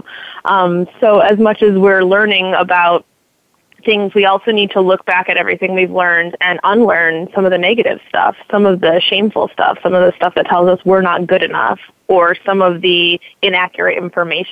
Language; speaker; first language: English; native; English